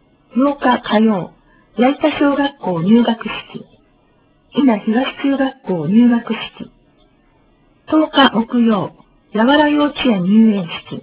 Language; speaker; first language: Japanese; native; Japanese